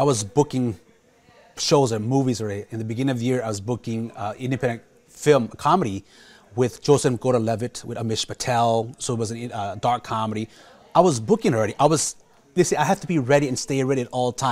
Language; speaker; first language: English; non-native, fluent; Lao